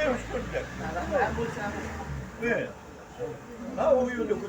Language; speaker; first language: Arabic; native; Arabic